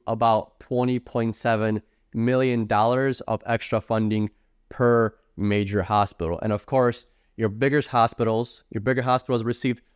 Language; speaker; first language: English; native; English